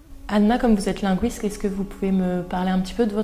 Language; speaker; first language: French; native; French